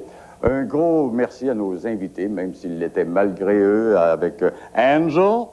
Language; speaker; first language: French; native; French